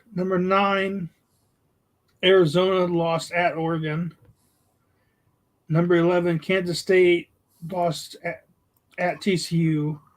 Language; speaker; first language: English; native; English